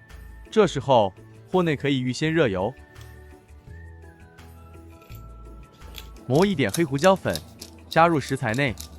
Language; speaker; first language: Chinese; native; Chinese